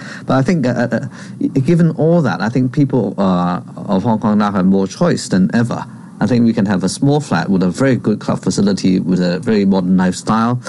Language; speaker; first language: English; non-native, local second language; Cantonese